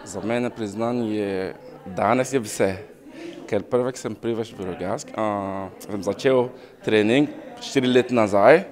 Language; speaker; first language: Slovenian; non-native, learner; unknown